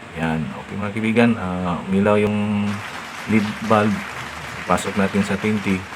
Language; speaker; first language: Filipino; non-native, local second language; Cebuano